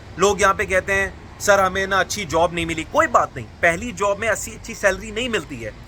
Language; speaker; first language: Urdu; native; Urdu